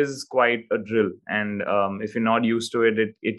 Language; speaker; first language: English; non-native, local second language; Hindi